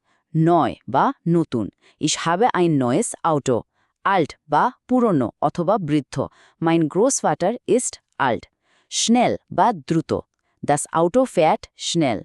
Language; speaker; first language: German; non-native, fluent; Bangla